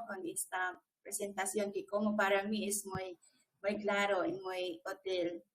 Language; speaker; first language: Spanish; non-native, learner; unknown